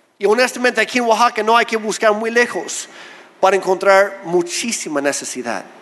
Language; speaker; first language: Spanish; non-native, fluent; English